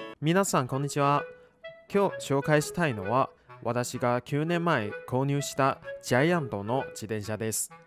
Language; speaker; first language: Japanese; non-native, learner; Chinese